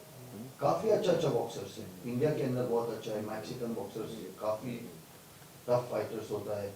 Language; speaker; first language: Hindi; non-native, fluent; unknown